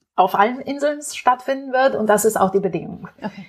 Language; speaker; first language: German; non-native, fluent; Romanian